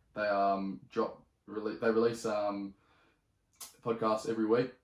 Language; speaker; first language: English; native; English